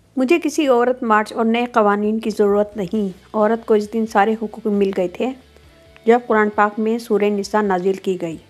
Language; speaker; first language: Urdu; native; Urdu